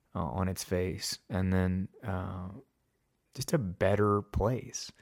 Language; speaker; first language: English; native; English